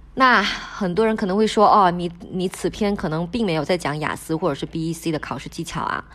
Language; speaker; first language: Chinese; non-native, local second language; Min Nan Chinese